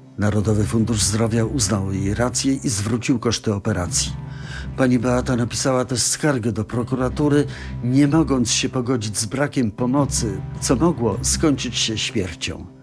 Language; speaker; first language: Polish; native; Polish